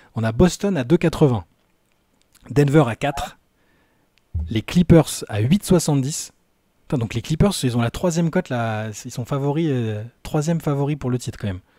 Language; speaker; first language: French; native; French